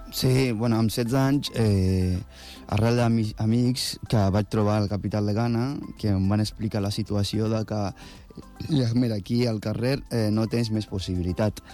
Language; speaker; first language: Catalan; non-native, fluent; Akan